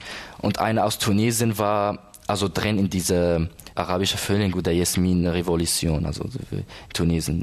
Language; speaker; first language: German; non-native, learner; Arabic